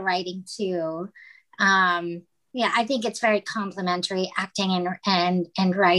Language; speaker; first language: English; non-native, local second language; Filipino